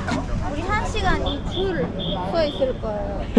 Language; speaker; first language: Korean; non-native, fluent; Armenian